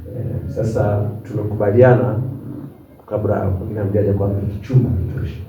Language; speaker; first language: Swahili; native; Swahili